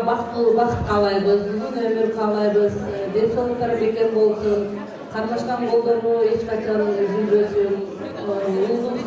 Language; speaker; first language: Kyrgyz; native; Kyrgyz